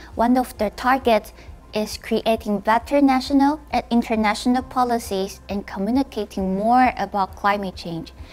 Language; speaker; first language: English; non-native, fluent; Chinese